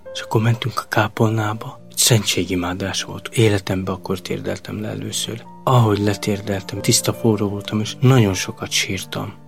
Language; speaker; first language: Hungarian; non-native, local second language; Romany